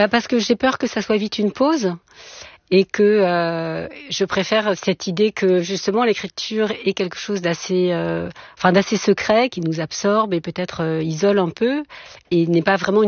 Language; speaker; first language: French; native; French